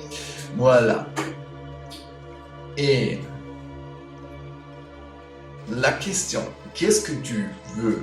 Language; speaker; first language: French; non-native, fluent; German